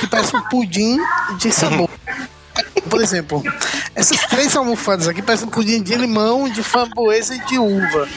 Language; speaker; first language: Portuguese; native; Portuguese